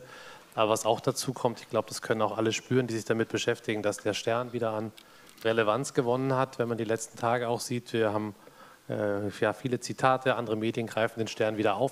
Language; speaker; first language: German; native; German